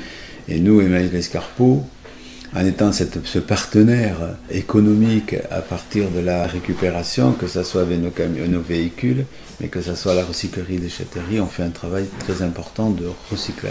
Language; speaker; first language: French; native; French